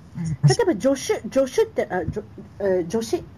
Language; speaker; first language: Japanese; native; Japanese